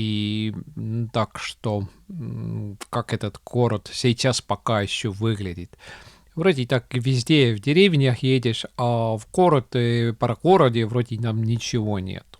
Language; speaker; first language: Russian; non-native, local second language; Estonian